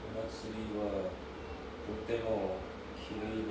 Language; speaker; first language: Japanese; non-native, learner; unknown